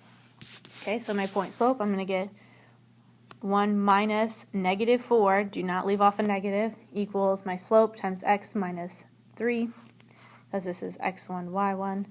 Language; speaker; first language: English; native; English